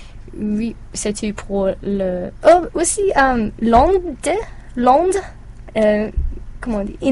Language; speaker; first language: French; non-native, learner; English